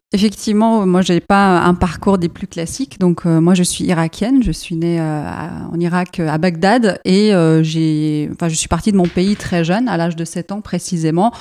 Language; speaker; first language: French; non-native, fluent; Arabic